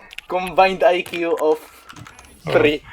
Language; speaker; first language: English; non-native, local second language; Filipino